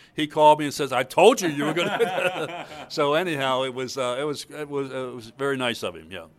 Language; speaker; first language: English; native; English